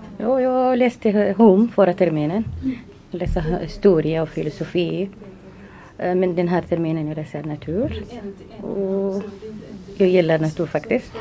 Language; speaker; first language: Swedish; non-native, learner; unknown